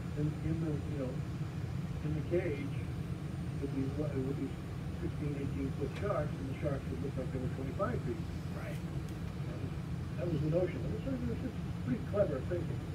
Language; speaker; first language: English; native; English